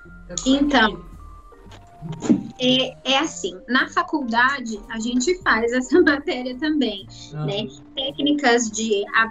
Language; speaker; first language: Portuguese; native; Portuguese